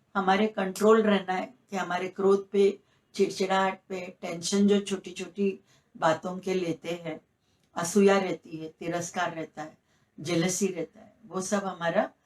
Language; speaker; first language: Hindi; non-native, local second language; Marathi